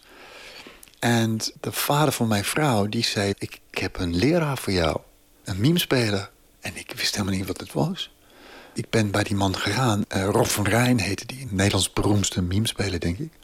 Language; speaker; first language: Dutch; non-native, fluent; English